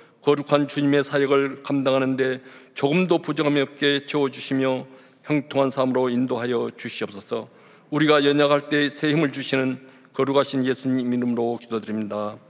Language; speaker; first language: Korean; native; Korean